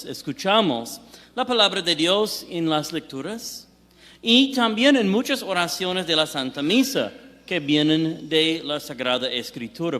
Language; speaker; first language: Spanish; non-native, fluent; English